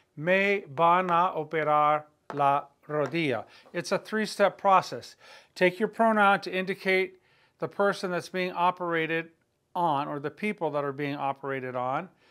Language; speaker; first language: English; native; English